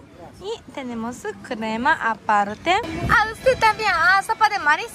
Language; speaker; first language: Spanish; non-native, fluent; Japanese